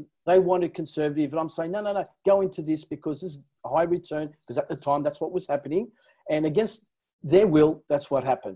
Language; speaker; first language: English; non-native, local second language; Italian